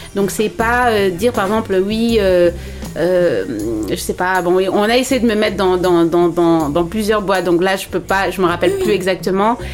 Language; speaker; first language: French; non-native, local second language; Lingala